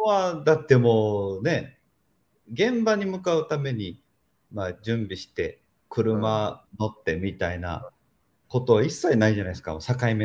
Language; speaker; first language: Japanese; native; Japanese